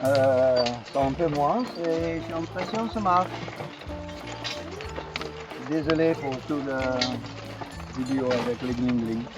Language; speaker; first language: French; non-native, learner; English